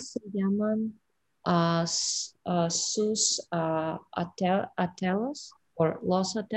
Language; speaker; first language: Spanish; non-native, learner; English